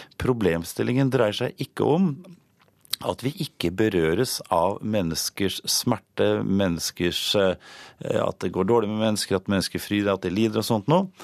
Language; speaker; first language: Norwegian; native; Norwegian